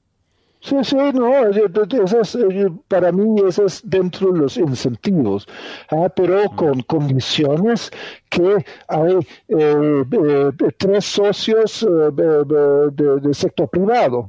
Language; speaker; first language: Spanish; non-native, fluent; Dutch